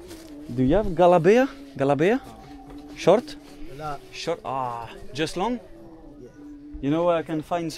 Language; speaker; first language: English; non-native, learner; French